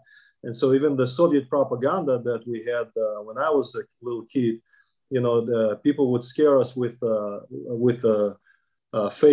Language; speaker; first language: English; non-native, fluent; Kazakh